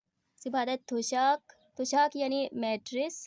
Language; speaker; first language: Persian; non-native, fluent; Urdu